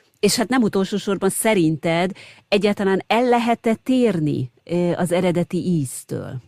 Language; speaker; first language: Hungarian; native; Hungarian